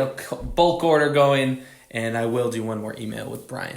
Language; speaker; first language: English; native; English